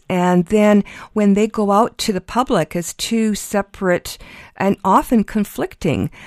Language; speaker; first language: English; early bilingual, other home language; Ukrainian